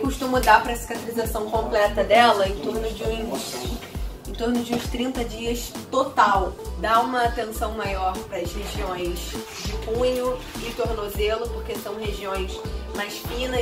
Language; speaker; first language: Portuguese; native; Portuguese